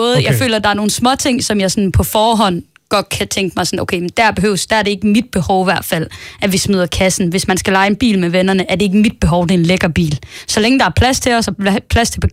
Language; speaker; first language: Danish; native; Danish